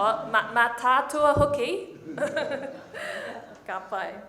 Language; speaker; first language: Māori; non-native, local second language; English